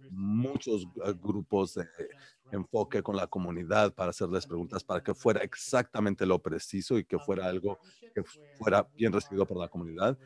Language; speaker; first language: Spanish; early bilingual, heritage; Spanish